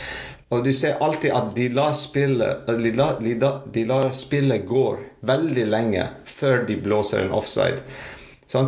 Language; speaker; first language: Norwegian; non-native, fluent; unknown